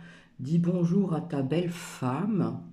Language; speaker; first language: French; native; French